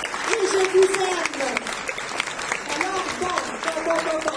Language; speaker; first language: French; native; French